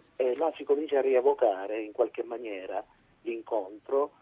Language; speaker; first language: Italian; native; Italian